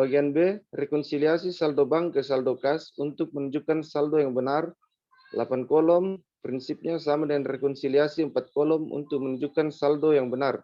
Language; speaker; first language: Indonesian; native; Indonesian